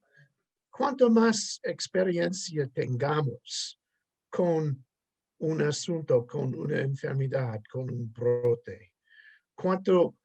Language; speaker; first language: Spanish; non-native, fluent; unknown